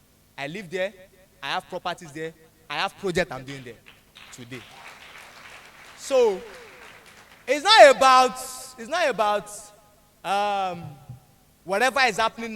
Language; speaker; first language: English; non-native, local second language; Yoruba